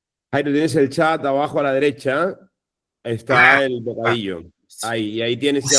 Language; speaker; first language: Spanish; native; Spanish